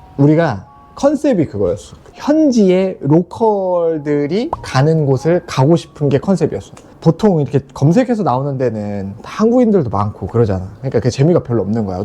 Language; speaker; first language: Korean; native; Korean